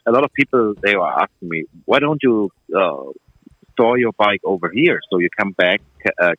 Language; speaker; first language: English; non-native, fluent; German